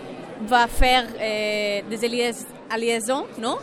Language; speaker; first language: French; non-native, learner; Spanish